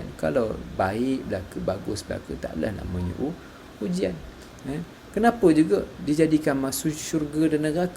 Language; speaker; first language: Malay; native; Malay